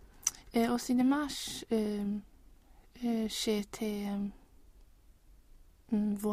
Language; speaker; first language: French; non-native, learner; Swedish